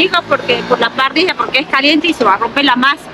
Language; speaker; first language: Spanish; native; Spanish